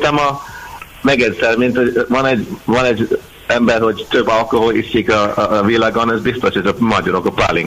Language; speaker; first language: Hungarian; non-native, learner; English